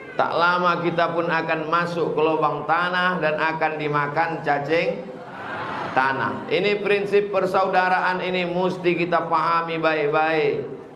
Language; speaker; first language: Indonesian; native; Indonesian